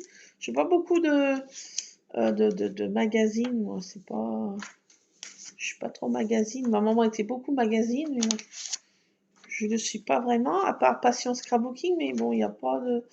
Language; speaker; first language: French; native; French